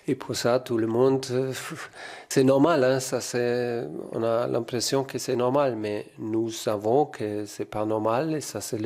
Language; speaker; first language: French; non-native, fluent; German